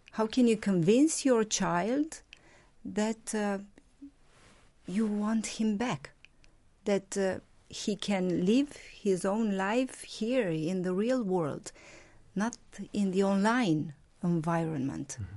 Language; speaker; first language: English; non-native, fluent; Romanian